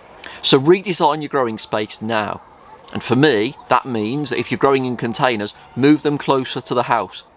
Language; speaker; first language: English; native; English